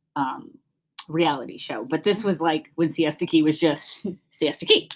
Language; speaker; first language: English; native; English